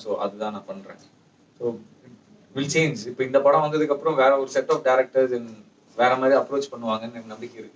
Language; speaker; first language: Tamil; native; Tamil